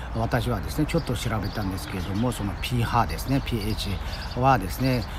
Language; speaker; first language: Japanese; non-native, fluent; Chinese